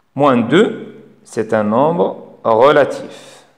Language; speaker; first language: French; non-native, local second language; Arabic